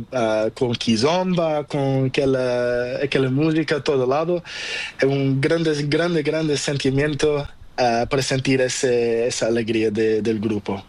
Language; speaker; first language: Spanish; non-native, learner; Portuguese